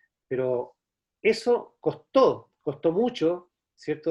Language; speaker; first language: Spanish; native; Spanish